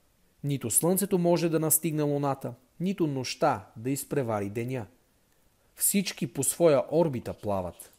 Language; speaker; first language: Bulgarian; native; Bulgarian